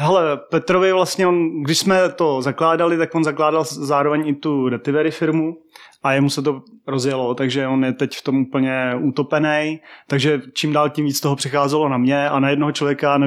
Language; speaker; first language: Czech; native; Czech